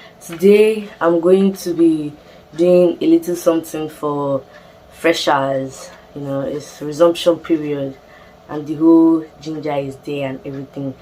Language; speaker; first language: English; non-native, local second language; Igbo